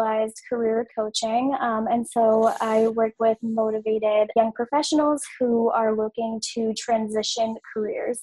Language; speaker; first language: English; native; English